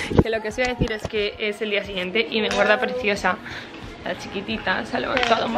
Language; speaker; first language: Spanish; native; Spanish